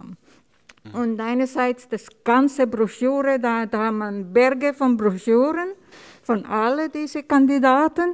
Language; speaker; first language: German; non-native, learner; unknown